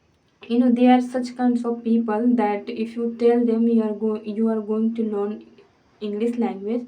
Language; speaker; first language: English; non-native, fluent; Hindi